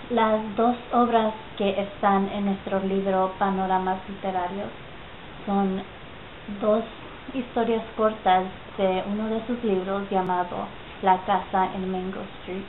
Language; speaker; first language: Spanish; early bilingual, heritage; Spanish